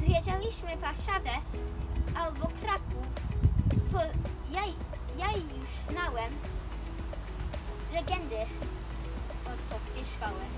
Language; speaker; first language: Polish; early bilingual, heritage; Polish